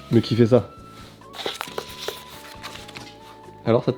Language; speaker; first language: French; native; French